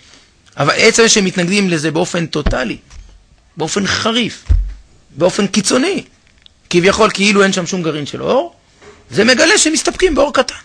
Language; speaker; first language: Hebrew; native; Hebrew